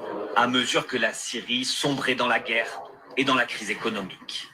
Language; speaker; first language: French; native; French